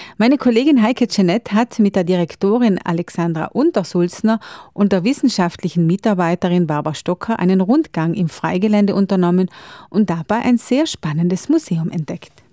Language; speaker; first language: German; native; German